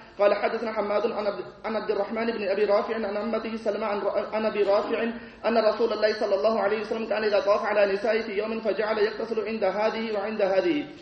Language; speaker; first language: Arabic; non-native, fluent; Urdu